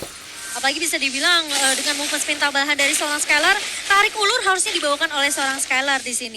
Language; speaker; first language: Indonesian; native; Indonesian